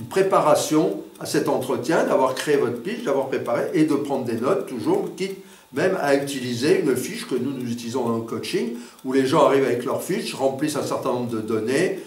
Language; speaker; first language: French; native; French